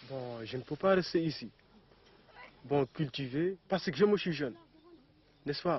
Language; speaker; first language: French; non-native, local second language; Soninke